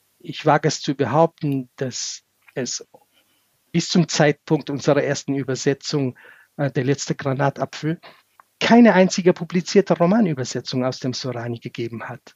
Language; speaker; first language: German; non-native, fluent; Kurdish